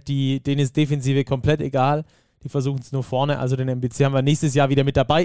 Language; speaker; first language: German; native; German